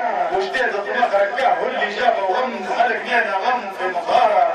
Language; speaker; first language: Arabic; native; Arabic